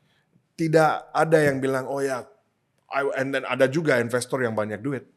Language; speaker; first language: Indonesian; non-native, fluent; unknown